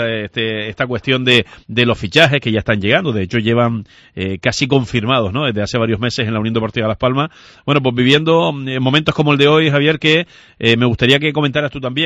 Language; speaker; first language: Spanish; native; Spanish